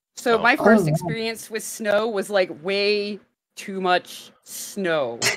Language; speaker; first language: English; native; English